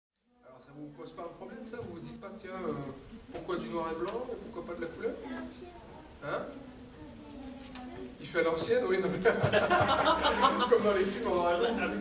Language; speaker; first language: French; native; French